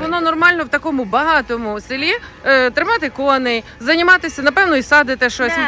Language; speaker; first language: Ukrainian; native; Ukrainian